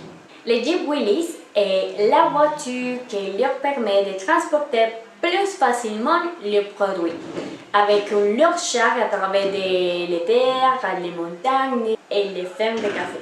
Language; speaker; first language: French; non-native, learner; Spanish